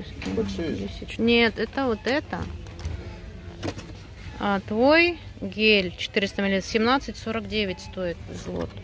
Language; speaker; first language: Russian; native; Russian